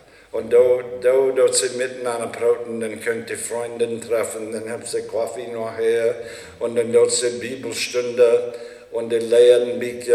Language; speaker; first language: German; early bilingual, heritage; Low German